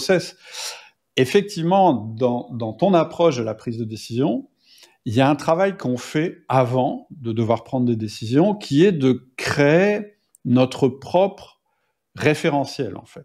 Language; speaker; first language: French; native; French